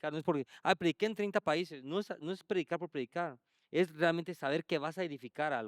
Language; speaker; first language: Spanish; native; Spanish